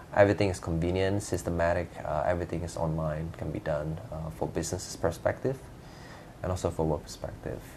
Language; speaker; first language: English; non-native, fluent; Indonesian